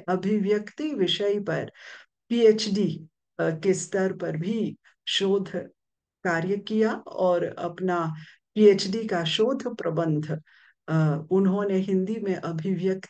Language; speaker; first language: Hindi; non-native, local second language; Morisyen